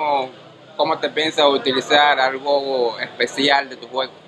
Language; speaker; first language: Spanish; native; Spanish